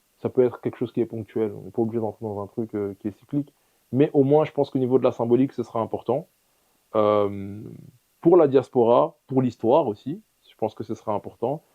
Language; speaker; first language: French; early bilingual, other home language; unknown